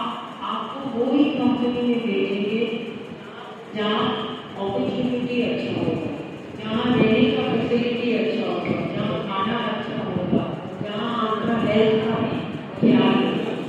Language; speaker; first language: Hindi; non-native, local second language; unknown